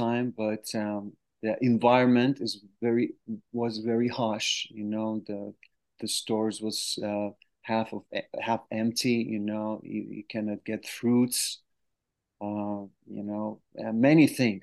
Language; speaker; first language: English; non-native, fluent; Arabic